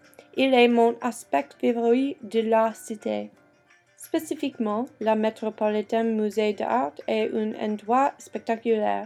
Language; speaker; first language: French; non-native, learner; English